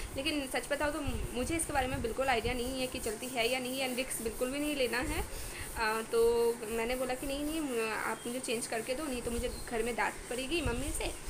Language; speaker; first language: Hindi; non-native, local second language; Bangla